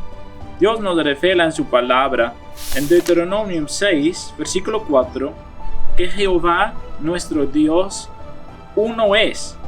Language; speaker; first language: Spanish; non-native, fluent; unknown